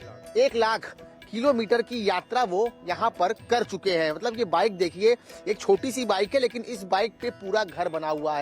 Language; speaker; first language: Hindi; native; Hindi